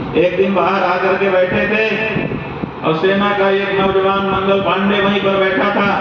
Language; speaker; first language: Hindi; native; Hindi